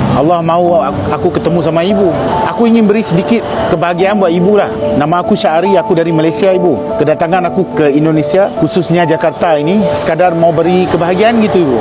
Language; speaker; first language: Malay; native; Malay